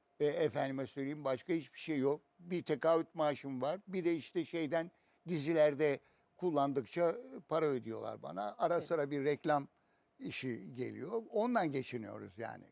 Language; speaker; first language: Turkish; native; Turkish